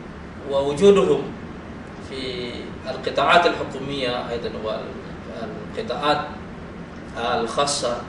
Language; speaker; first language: Arabic; non-native, fluent; Indonesian